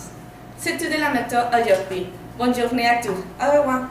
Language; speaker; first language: French; non-native, learner; Spanish